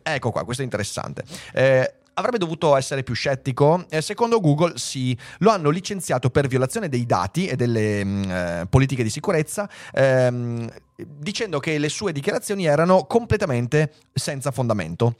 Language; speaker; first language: Italian; native; Italian